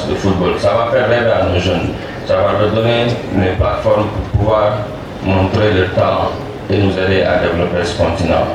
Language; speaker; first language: French; non-native, local second language; Wolof